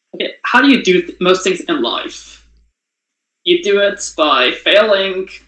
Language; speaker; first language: English; non-native, fluent; Japanese